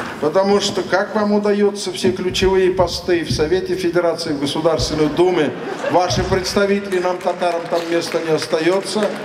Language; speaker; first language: Russian; non-native, local second language; Tatar